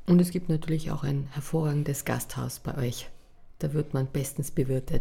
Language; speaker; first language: German; native; German